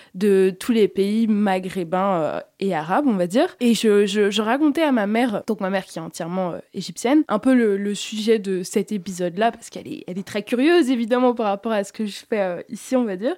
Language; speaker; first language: French; native; French